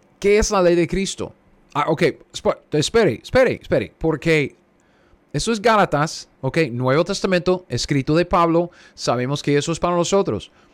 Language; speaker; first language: Spanish; non-native, fluent; English